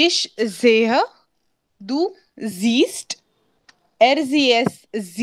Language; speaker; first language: German; non-native, fluent; Hindi